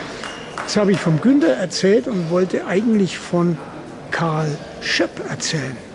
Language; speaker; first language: German; native; German